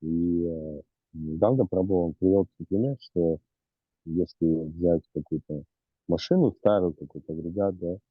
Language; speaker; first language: Russian; native; Russian